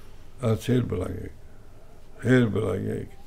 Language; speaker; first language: Dutch; non-native, local second language; French